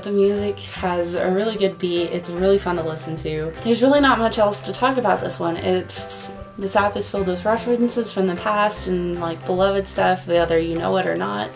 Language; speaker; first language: English; native; English